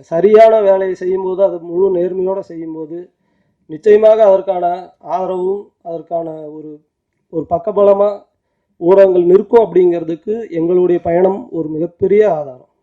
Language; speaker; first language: Tamil; native; Tamil